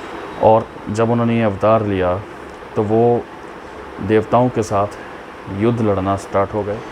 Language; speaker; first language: Hindi; native; Hindi